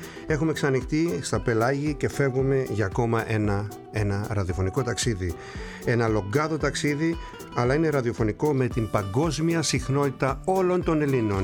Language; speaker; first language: Greek; native; Greek